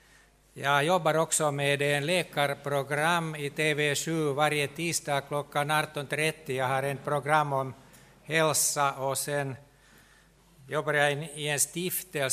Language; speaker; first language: Swedish; non-native, local second language; Finnish